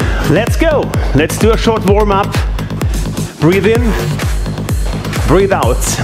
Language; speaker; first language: English; non-native, fluent; German